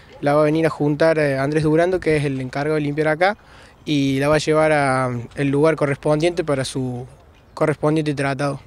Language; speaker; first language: Spanish; native; Spanish